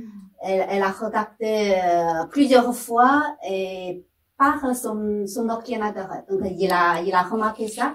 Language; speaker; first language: French; non-native, fluent; Chinese